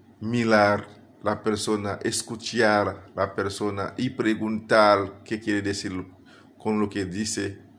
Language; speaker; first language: Spanish; non-native, fluent; Haitian Creole